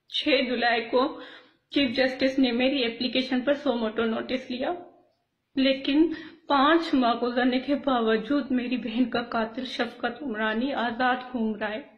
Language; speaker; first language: Urdu; non-native, local second language; Baluchi